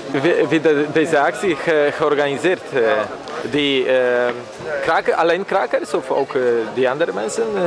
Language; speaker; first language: Dutch; non-native, learner; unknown